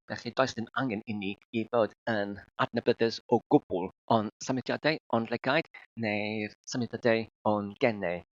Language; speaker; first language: Welsh; non-native, learner; Filipino